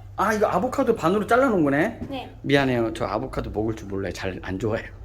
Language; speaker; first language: Korean; native; Korean